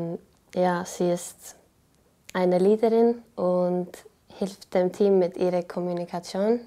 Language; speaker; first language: German; non-native, learner; Icelandic